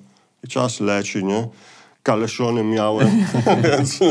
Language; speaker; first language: Polish; non-native, fluent; Italian